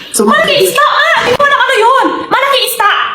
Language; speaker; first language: Filipino; non-native, learner; Chinese